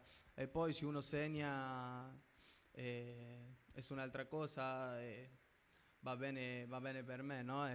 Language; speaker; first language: Italian; non-native, fluent; Spanish